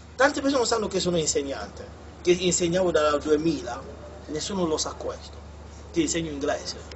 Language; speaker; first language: Italian; non-native, fluent; English